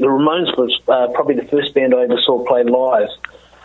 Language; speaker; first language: English; native; English